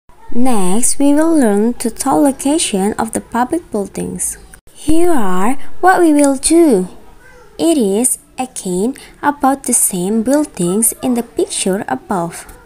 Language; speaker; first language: English; non-native, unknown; Indonesian